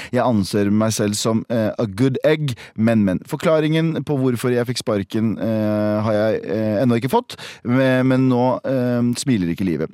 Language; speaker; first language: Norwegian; early bilingual, other home language; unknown